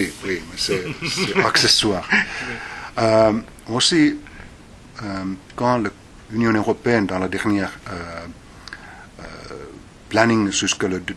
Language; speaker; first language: French; non-native, fluent; Finnish